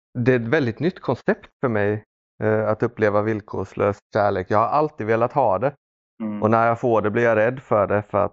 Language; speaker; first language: Swedish; early bilingual, other home language; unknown